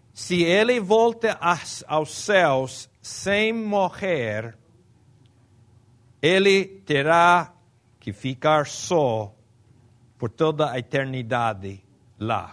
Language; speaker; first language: Portuguese; non-native, fluent; Spanish